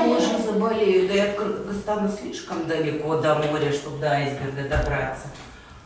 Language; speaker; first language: Russian; native; Russian